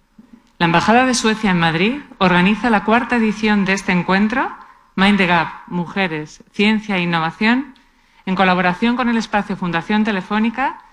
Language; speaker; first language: Spanish; native; Spanish